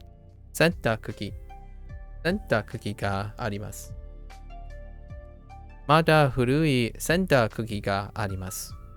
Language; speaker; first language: Japanese; non-native, learner; English